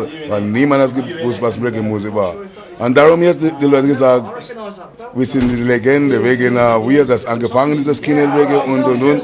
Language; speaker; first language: German; non-native, learner; English